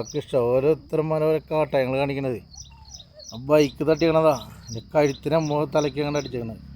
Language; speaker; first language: Malayalam; native; Malayalam